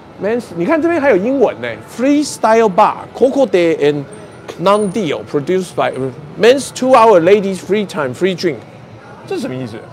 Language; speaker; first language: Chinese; native; Chinese